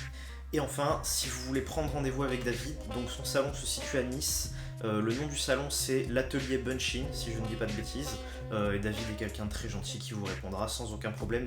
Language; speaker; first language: French; native; French